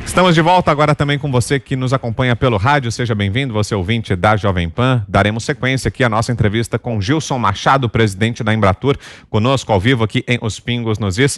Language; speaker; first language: Portuguese; native; Portuguese